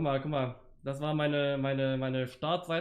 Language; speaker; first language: German; native; German